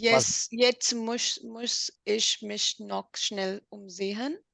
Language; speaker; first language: German; non-native, learner; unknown